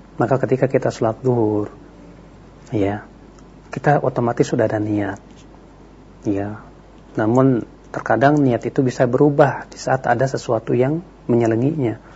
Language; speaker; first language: Indonesian; native; Indonesian